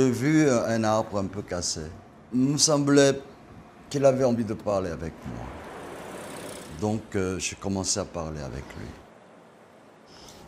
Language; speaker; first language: French; non-native, fluent; Korean